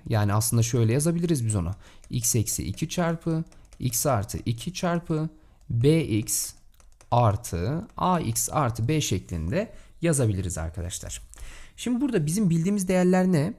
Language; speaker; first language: Turkish; native; Turkish